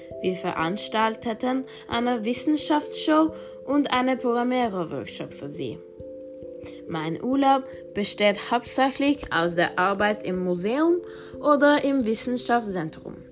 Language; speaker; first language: German; non-native, learner; Norwegian